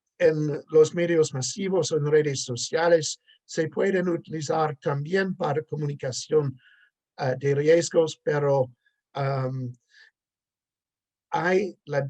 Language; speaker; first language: Spanish; non-native, fluent; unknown